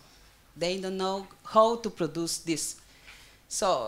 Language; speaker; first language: English; non-native, learner; Spanish